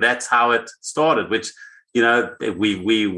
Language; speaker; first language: English; native; English